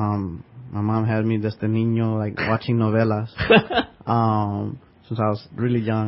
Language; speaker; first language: English; early bilingual, other home language; Spanish